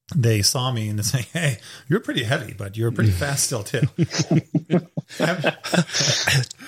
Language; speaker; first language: English; non-native, fluent; German